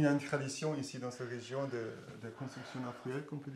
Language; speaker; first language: French; non-native, fluent; German